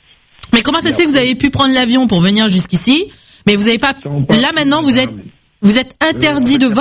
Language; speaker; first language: French; native; French